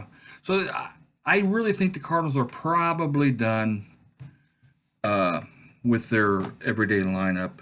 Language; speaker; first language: English; native; English